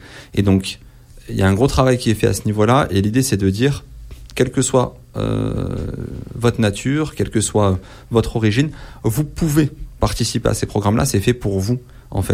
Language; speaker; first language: French; native; French